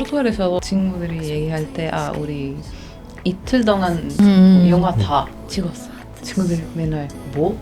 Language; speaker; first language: Korean; non-native, fluent; Portuguese